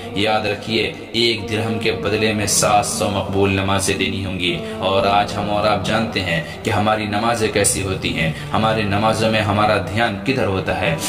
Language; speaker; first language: Urdu; native; Urdu